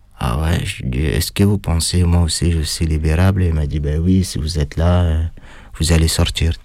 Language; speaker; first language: French; non-native, fluent; Arabic